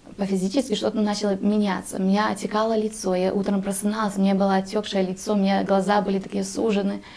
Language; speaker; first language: Russian; early bilingual, heritage; Russian